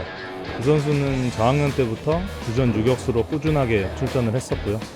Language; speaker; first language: Korean; native; Korean